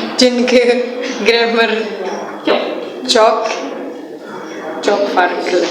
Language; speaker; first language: Turkish; non-native, learner; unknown